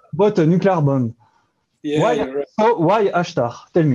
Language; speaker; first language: English; non-native, learner; French